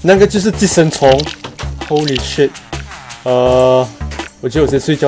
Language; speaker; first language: Chinese; native; Chinese